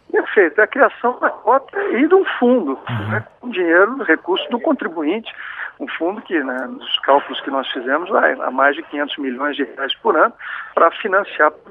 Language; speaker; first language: Portuguese; native; Portuguese